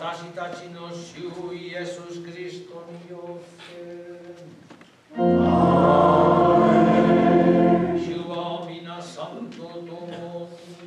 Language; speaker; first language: Japanese; non-native, fluent; Spanish